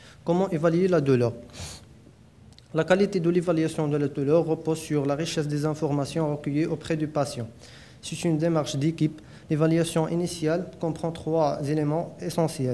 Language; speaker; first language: French; non-native, local second language; Arabic